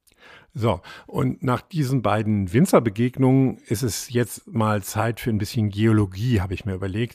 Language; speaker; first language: German; native; German